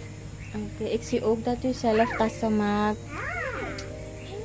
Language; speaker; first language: Dutch; non-native, fluent; Filipino